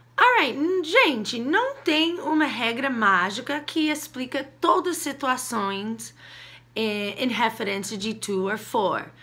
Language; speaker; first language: Portuguese; non-native, fluent; English